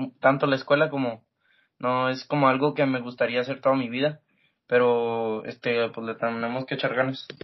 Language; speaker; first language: Spanish; early bilingual, heritage; Spanish